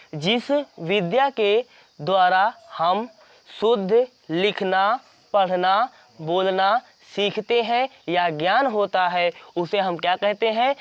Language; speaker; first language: Hindi; native; Hindi